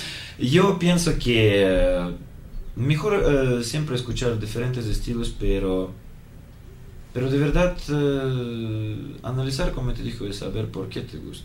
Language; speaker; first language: Spanish; non-native, learner; Russian